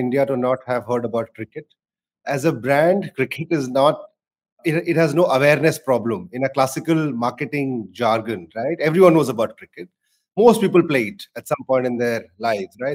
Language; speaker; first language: English; non-native, local second language; Hindi